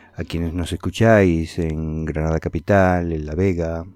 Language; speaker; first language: Spanish; native; Spanish